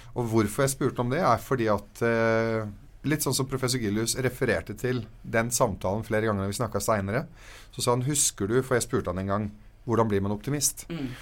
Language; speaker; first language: Norwegian; early bilingual, other home language; Arabic